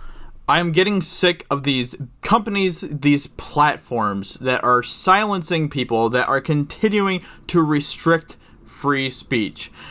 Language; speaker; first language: English; native; English